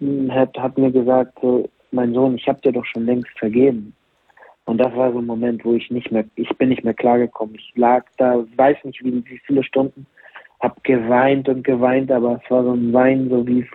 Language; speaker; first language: German; native; German